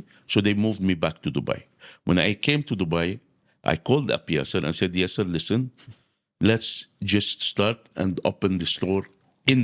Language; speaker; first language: English; non-native, local second language; Arabic